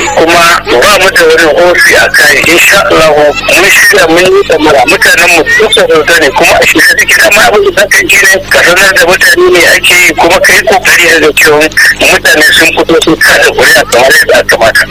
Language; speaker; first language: Hausa; native; Hausa